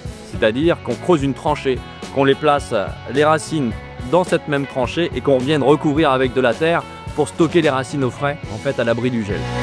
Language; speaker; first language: French; native; French